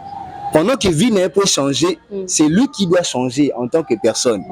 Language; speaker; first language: French; non-native, local second language; Lingala